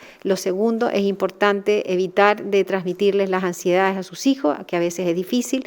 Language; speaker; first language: Spanish; native; Spanish